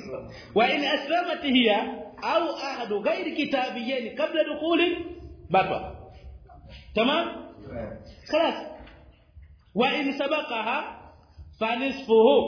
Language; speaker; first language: Arabic; non-native, fluent; Swahili